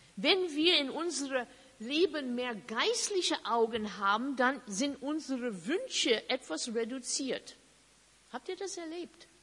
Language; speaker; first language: German; non-native, fluent; English